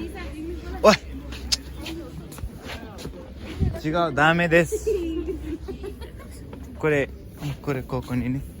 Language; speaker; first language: Japanese; non-native, learner; Nepali